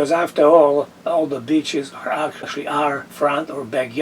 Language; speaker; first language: English; non-native, fluent; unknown